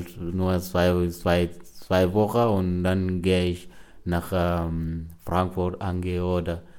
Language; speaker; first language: German; non-native, learner; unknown